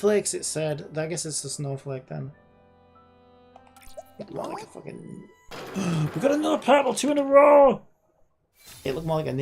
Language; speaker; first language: English; native; English